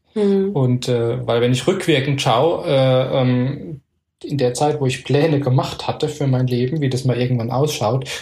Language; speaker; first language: German; native; German